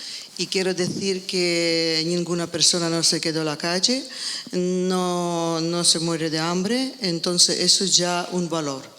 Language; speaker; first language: Spanish; non-native, learner; Ukrainian